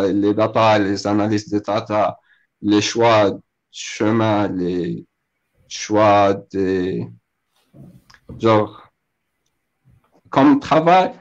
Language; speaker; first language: French; non-native, local second language; Arabic